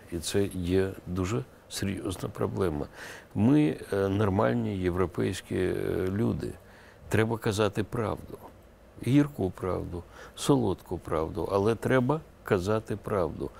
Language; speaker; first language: Ukrainian; non-native, local second language; Russian